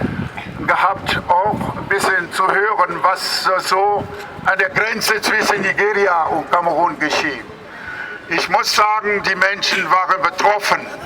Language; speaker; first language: German; non-native, learner; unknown